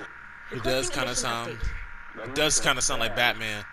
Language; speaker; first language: English; native; English